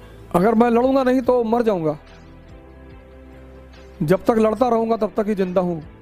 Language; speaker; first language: Hindi; native; Hindi